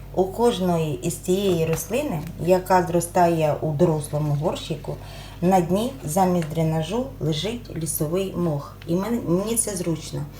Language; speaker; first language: Ukrainian; non-native, local second language; Russian